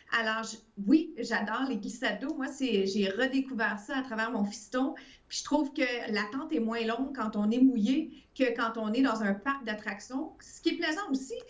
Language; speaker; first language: French; early bilingual, other home language; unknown